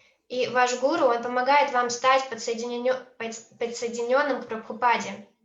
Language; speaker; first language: Russian; native; Russian